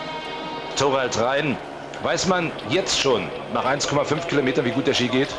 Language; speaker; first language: German; native; German